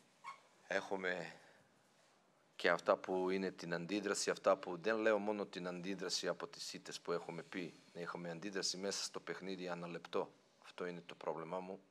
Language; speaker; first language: Greek; non-native, fluent; Serbian